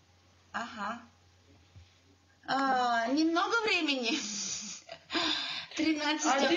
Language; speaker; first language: Russian; non-native, learner; Bulgarian